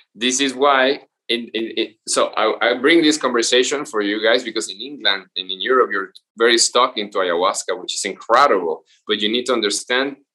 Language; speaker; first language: English; non-native, fluent; Spanish